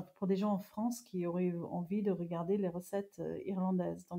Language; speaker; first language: French; non-native, fluent; English